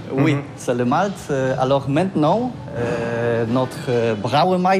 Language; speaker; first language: French; non-native, learner; Polish